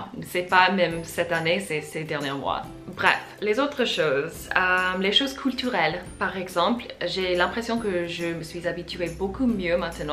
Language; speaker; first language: French; non-native, fluent; English